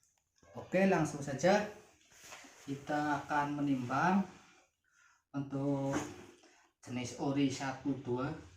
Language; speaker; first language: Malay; non-native, local second language; Javanese